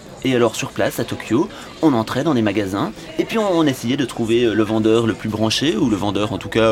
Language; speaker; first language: French; native; French